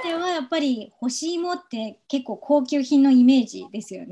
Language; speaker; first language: Japanese; non-native, fluent; Chinese